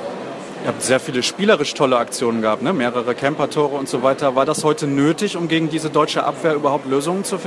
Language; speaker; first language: German; native; German